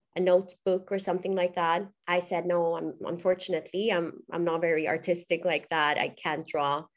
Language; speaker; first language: English; non-native, fluent; Swedish